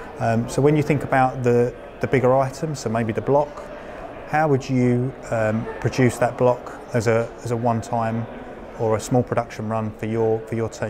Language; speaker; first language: English; native; English